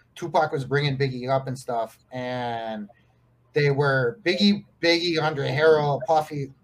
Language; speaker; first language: English; native; English